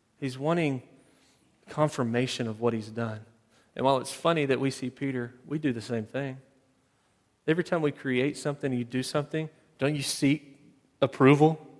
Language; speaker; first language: English; native; English